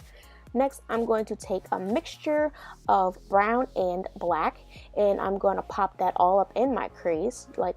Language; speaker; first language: English; native; English